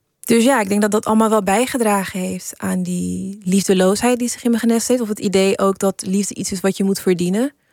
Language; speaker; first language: Dutch; early bilingual, other home language; English